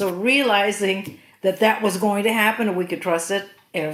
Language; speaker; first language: English; native; English